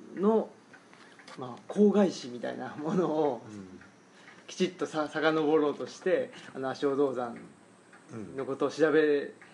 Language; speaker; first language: Japanese; native; Japanese